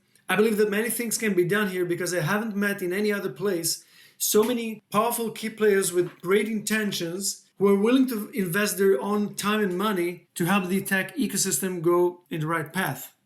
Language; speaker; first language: English; non-native, fluent; Hebrew